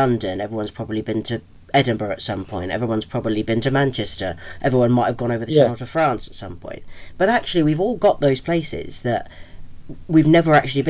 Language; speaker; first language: English; native; English